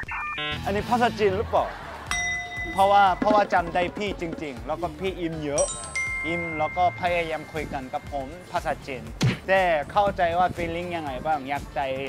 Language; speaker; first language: Thai; non-native, fluent; Korean